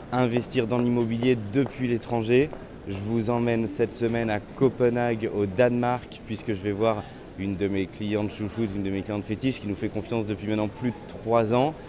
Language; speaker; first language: French; native; French